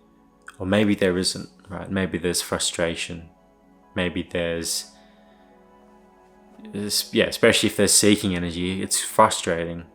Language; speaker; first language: English; native; English